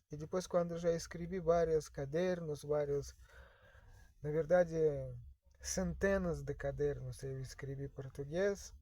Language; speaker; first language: Portuguese; non-native, fluent; Russian